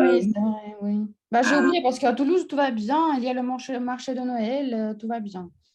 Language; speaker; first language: French; non-native, fluent; Russian